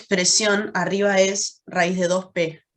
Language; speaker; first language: Spanish; native; Spanish